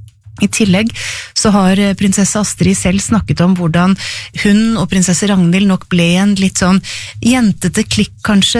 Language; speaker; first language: Norwegian; native; Norwegian